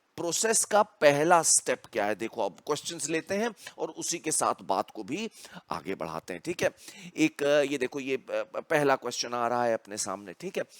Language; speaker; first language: Hindi; native; Hindi